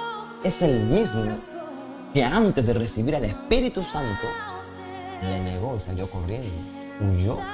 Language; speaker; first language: Spanish; native; Spanish